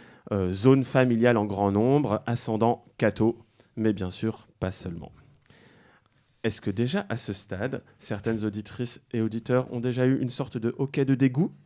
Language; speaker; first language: French; native; French